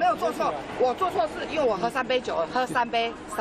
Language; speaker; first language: Chinese; native; Chinese